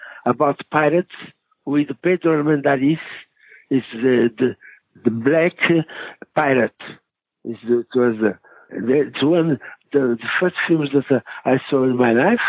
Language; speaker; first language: English; non-native, fluent; Portuguese